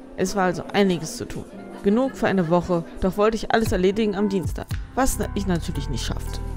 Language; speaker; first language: German; native; German